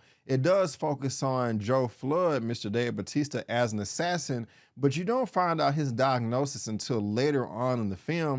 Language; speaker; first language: English; native; English